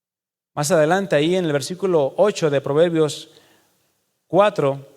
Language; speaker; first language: Spanish; native; Spanish